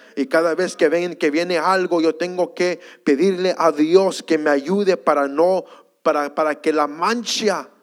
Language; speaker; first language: Spanish; early bilingual, heritage; Spanish